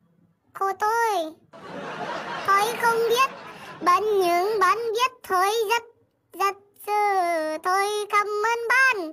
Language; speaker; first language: Vietnamese; non-native, learner; Indonesian